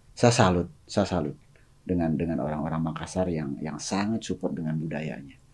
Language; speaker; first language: Indonesian; non-native, local second language; Sundanese